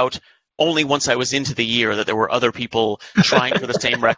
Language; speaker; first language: English; native; English